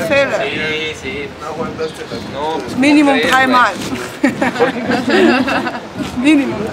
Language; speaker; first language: German; non-native, learner; Russian